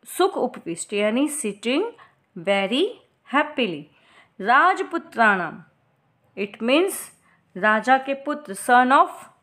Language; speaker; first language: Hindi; non-native, local second language; Gujarati